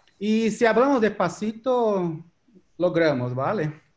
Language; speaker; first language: Spanish; non-native, learner; Portuguese